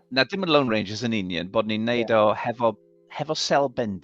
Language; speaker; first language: Welsh; non-native, fluent; English